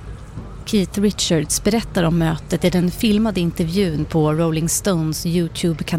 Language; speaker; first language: Swedish; native; Swedish